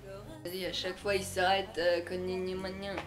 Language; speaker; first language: French; native; French